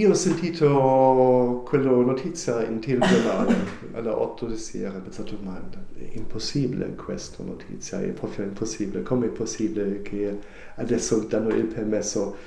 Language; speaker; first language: Italian; non-native, learner; German